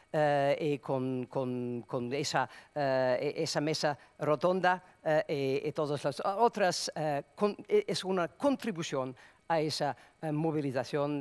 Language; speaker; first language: Spanish; non-native, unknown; Serbian